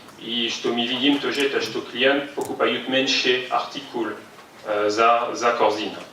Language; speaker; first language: Russian; non-native, fluent; French